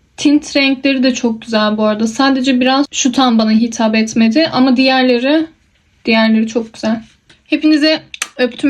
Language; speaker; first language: Turkish; native; Turkish